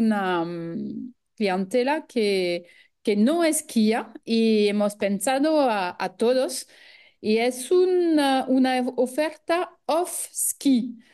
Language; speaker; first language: Spanish; non-native, fluent; French